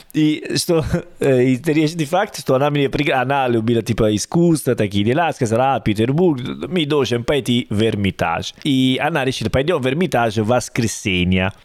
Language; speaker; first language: Russian; non-native, learner; Italian